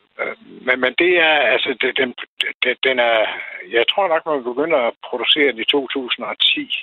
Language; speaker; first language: Danish; non-native, fluent; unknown